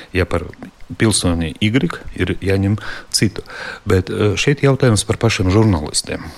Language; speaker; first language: Latvian; non-native, local second language; Russian